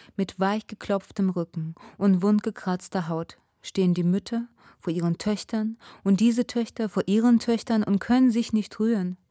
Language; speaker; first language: German; early bilingual, other home language; Russian